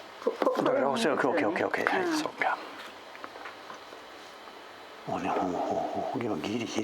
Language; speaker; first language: Japanese; non-native, fluent; English